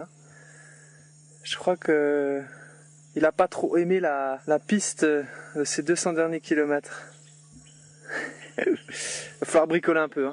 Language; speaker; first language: French; native; French